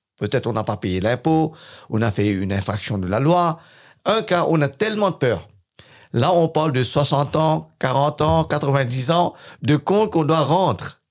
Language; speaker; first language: French; non-native, fluent; English